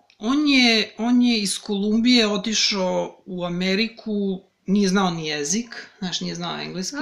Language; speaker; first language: Serbian; native; Serbian